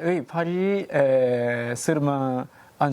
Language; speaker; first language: French; non-native, learner; Japanese